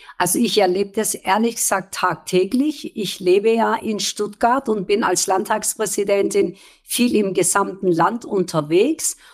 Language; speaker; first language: German; early bilingual, other home language; Kurdish